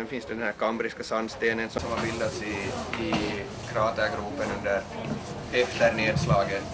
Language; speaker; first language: Swedish; native; Swedish